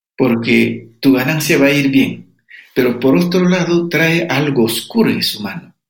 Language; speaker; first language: Spanish; non-native, local second language; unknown